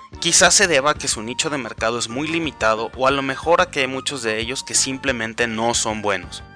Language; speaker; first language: Spanish; native; Spanish